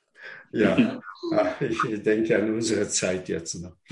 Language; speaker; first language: German; non-native, fluent; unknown